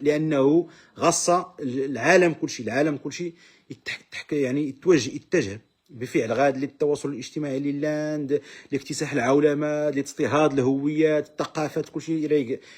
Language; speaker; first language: Arabic; non-native, local second language; Berber languages